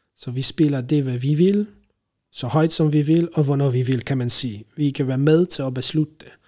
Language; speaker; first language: Danish; non-native, fluent; Polish